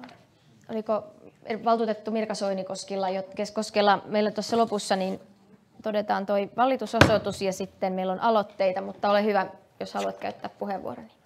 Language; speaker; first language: Finnish; native; Finnish